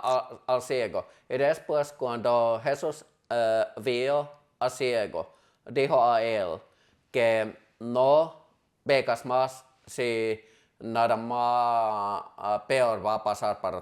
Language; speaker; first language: Spanish; non-native, fluent; Finnish